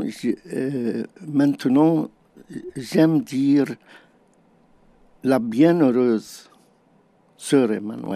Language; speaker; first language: French; non-native, fluent; Arabic